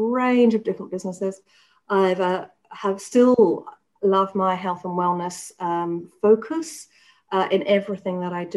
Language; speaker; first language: English; native; English